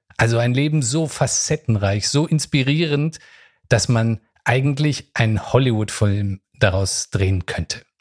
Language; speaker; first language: German; native; German